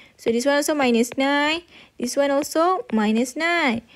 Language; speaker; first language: English; non-native, local second language; Malay